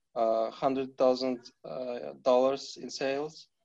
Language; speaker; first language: English; non-native, fluent; Kazakh